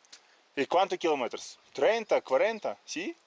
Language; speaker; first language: Spanish; non-native, learner; Russian